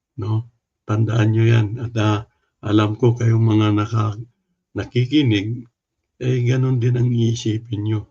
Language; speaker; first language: Filipino; non-native, local second language; Cebuano